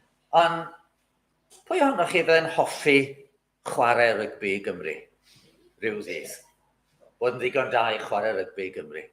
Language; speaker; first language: Welsh; native; Welsh